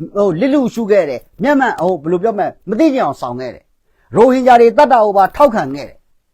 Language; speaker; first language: Burmese; non-native, local second language; Kachin